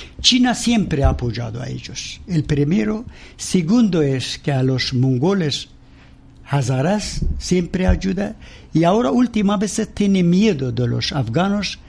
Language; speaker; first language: Spanish; non-native, learner; Persian